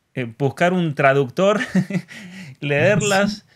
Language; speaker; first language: Spanish; native; Spanish